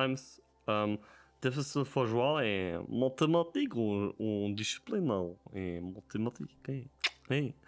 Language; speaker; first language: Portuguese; non-native, learner; German